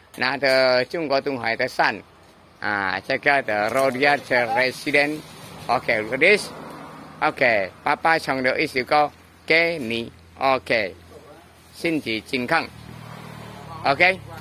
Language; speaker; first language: English; non-native, learner; Indonesian